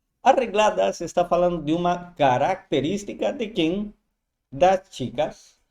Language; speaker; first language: Portuguese; non-native, fluent; Spanish